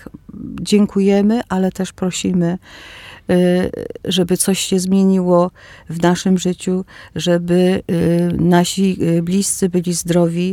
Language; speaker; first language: Polish; early bilingual, other home language; Greek